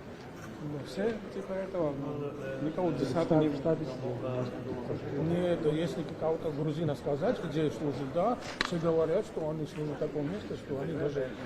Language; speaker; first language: Russian; non-native, local second language; Georgian